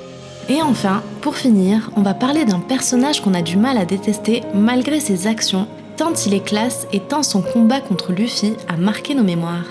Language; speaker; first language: French; native; French